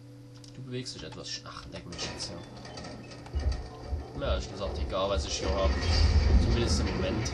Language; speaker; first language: German; native; German